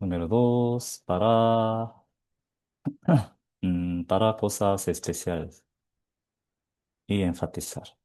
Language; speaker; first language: Spanish; non-native, fluent; Korean